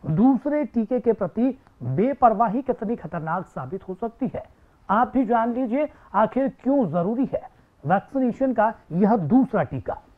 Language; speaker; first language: Hindi; native; Hindi